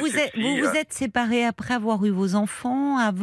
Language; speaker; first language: French; native; French